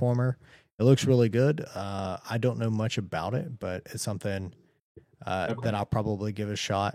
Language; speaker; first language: English; native; English